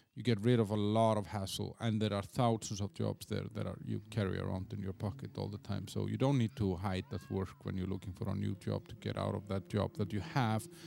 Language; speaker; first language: English; non-native, fluent; Icelandic